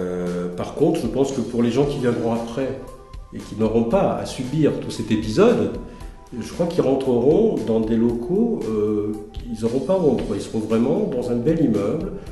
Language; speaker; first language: French; native; French